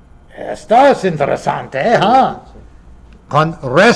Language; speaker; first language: Spanish; non-native, fluent; English